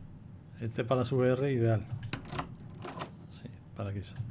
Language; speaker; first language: Spanish; native; Spanish